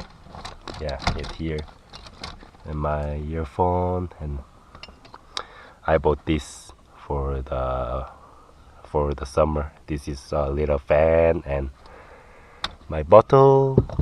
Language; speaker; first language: English; non-native, learner; Korean